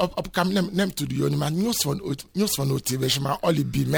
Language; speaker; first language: Hungarian; non-native, fluent; Yoruba